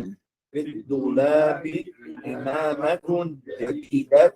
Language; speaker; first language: Arabic; non-native, learner; English